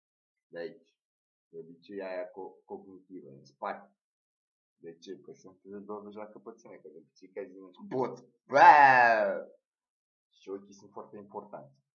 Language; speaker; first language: Romanian; native; Romanian